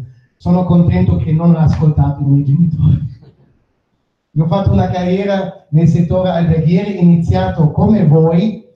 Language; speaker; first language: Italian; non-native, fluent; German